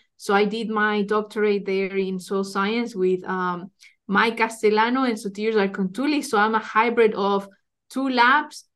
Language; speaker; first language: English; non-native, fluent; Spanish